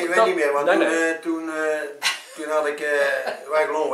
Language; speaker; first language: Dutch; native; Dutch